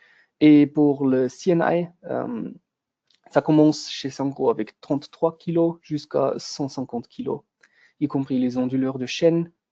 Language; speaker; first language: French; non-native, local second language; German